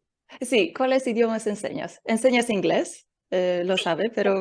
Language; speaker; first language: Spanish; non-native, learner; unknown